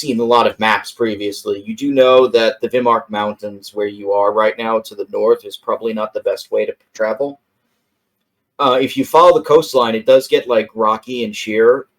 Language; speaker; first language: English; native; English